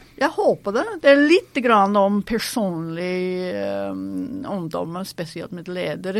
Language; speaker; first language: Norwegian; non-native, fluent; English